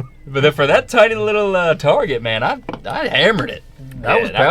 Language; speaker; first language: English; native; English